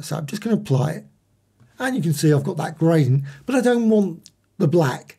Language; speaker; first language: English; native; English